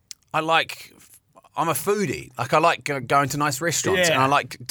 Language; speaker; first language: English; native; English